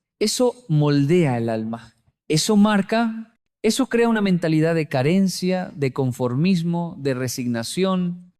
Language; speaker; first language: Spanish; native; Spanish